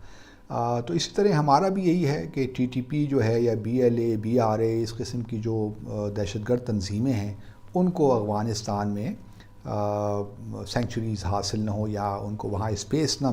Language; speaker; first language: Urdu; native; Urdu